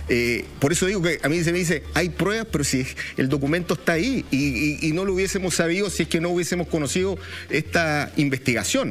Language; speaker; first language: Spanish; native; Spanish